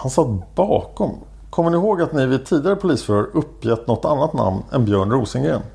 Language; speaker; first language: Swedish; native; Swedish